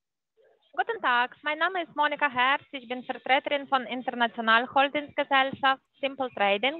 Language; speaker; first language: German; non-native, fluent; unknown